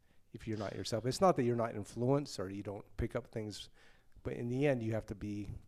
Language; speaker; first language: English; native; English